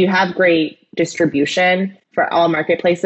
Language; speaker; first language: English; native; English